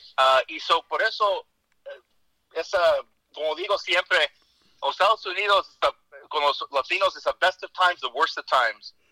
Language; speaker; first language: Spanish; early bilingual, heritage; Spanish